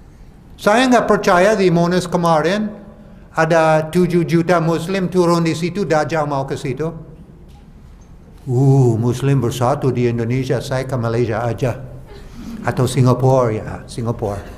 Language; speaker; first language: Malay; non-native, fluent; English